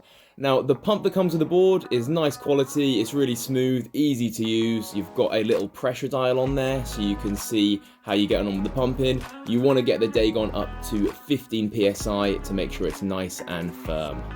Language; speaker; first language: English; native; English